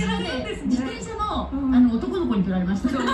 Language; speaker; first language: Japanese; native; Japanese